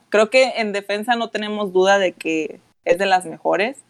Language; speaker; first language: Spanish; native; Spanish